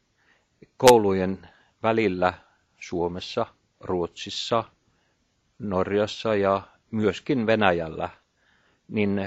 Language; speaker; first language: Finnish; non-native, fluent; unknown